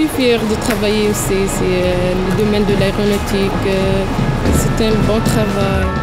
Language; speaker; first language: French; native; French